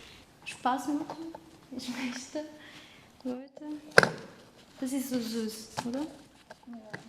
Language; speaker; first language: German; non-native, learner; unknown